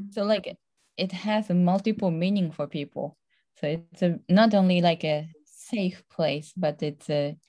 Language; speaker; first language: English; non-native, fluent; Japanese